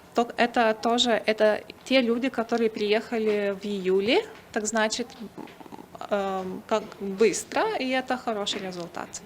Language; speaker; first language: Russian; non-native, fluent; Lithuanian